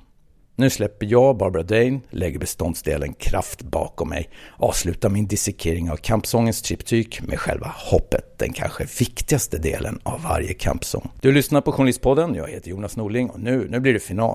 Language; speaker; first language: Swedish; native; Swedish